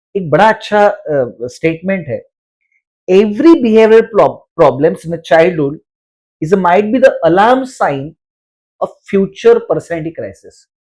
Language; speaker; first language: Hindi; non-native, local second language; Marathi